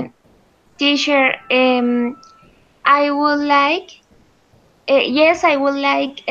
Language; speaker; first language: English; non-native, learner; Spanish